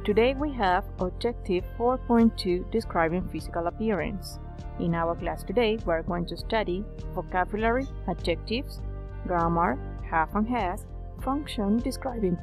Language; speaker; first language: English; non-native, fluent; Spanish